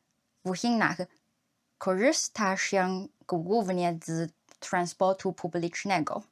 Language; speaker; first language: Polish; non-native, learner; Chinese